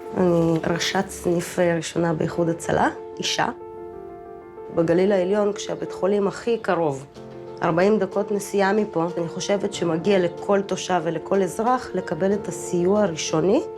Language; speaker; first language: Hebrew; early bilingual, other home language; Russian